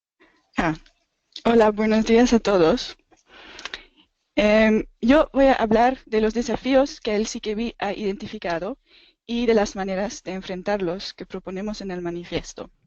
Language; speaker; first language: Spanish; non-native, fluent; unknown